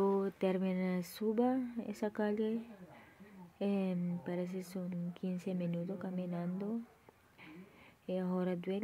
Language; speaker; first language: Spanish; non-native, learner; Filipino